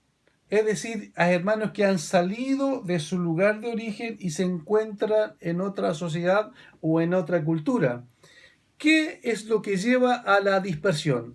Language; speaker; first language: Spanish; native; Spanish